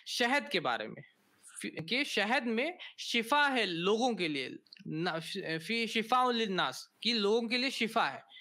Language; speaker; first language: Hindi; native; Hindi